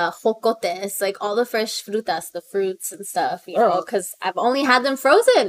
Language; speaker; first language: English; early bilingual, other home language; Spanish